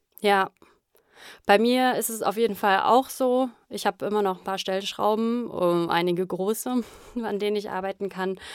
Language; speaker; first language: German; native; German